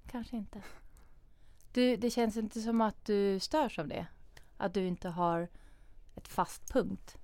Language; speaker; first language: Swedish; early bilingual, other home language; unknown